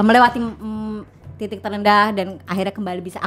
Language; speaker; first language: Indonesian; native; Indonesian